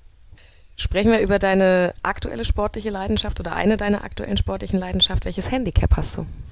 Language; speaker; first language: German; native; German